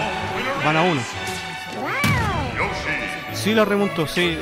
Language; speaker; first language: Spanish; native; Spanish